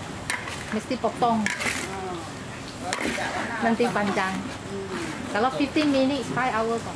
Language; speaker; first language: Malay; non-native, local second language; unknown